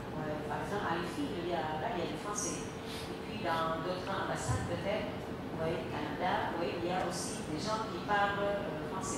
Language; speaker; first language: French; non-native, fluent; Indonesian